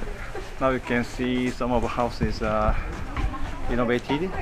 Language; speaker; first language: English; non-native, fluent; Korean